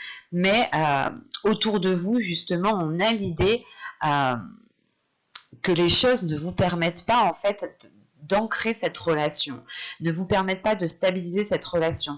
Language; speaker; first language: French; native; French